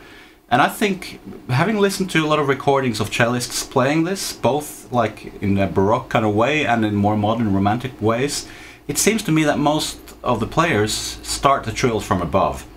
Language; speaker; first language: English; non-native, fluent; Norwegian